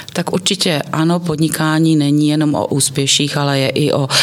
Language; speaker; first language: Czech; native; Czech